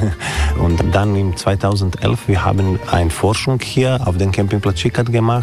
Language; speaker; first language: German; non-native, learner; Croatian